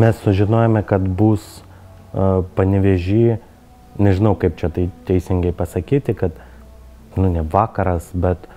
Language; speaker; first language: Lithuanian; non-native, learner; Ukrainian